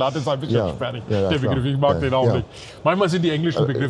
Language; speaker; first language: German; native; German